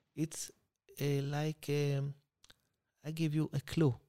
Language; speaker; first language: English; non-native, fluent; Hebrew